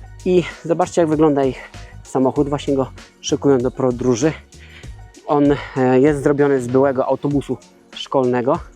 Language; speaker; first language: Polish; native; Polish